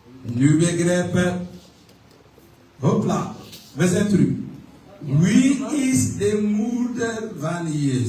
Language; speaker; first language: Dutch; non-native, learner; French